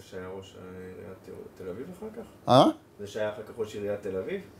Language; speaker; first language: Hebrew; native; Hebrew